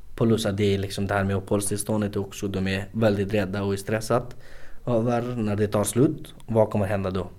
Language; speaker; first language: Swedish; non-native, fluent; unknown